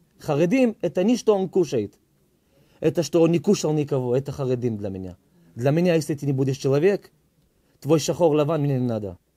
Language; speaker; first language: Russian; early bilingual, heritage; Hebrew